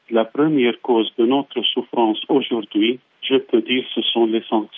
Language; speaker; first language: French; non-native, fluent; Arabic